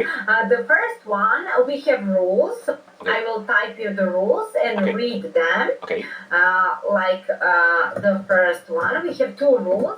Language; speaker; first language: English; non-native, fluent; Serbian